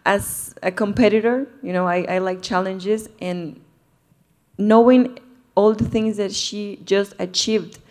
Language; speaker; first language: English; non-native, fluent; Spanish